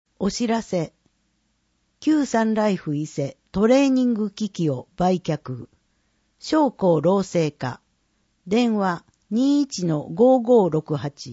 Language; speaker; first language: Japanese; native; Japanese